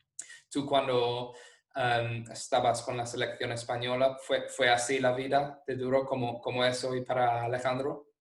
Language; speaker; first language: Spanish; non-native, fluent; English